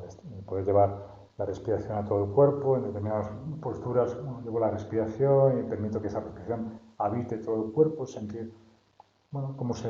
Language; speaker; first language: Spanish; native; Spanish